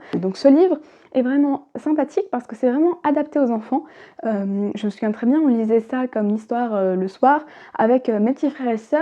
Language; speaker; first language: French; native; French